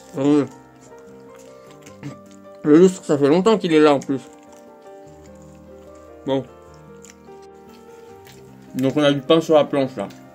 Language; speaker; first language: French; native; French